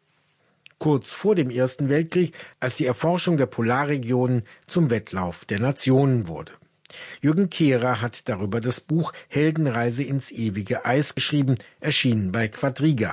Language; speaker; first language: German; native; German